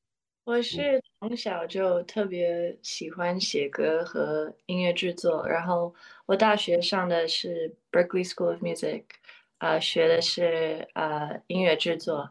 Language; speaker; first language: Chinese; early bilingual, other home language; English